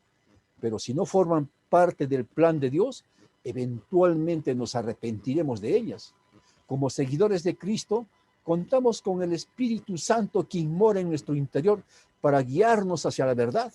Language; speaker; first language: Spanish; native; Spanish